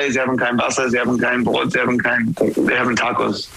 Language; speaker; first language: German; non-native, fluent; English